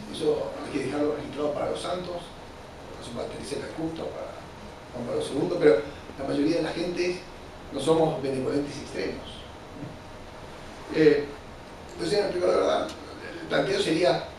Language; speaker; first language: Spanish; native; Spanish